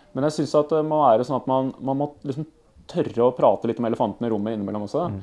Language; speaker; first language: Norwegian; native; Norwegian